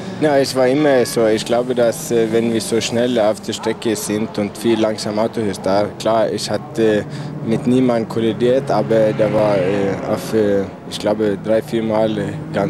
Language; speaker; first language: German; non-native, learner; Swedish